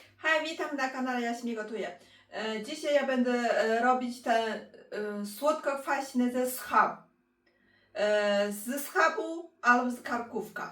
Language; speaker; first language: Polish; non-native, learner; Chinese